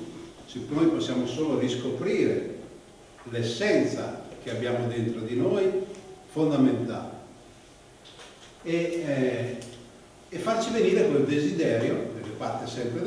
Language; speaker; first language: Italian; native; Italian